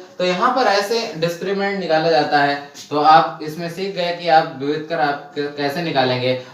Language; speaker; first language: Hindi; native; Hindi